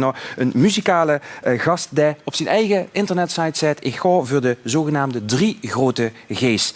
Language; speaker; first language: Dutch; native; Dutch